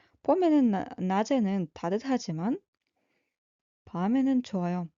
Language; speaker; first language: Korean; non-native, fluent; Russian